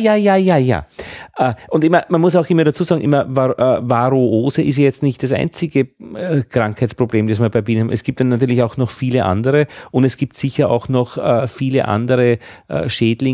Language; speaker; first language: German; native; German